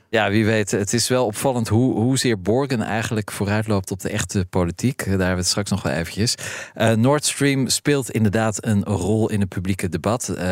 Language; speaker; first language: Dutch; native; Dutch